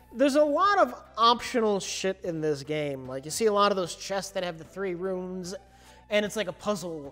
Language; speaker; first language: English; native; English